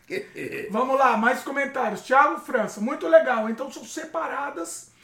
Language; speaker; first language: Portuguese; native; Portuguese